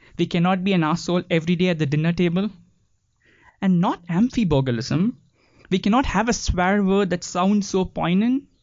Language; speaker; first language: English; non-native, local second language; Tamil